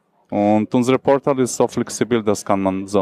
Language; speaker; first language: German; non-native, learner; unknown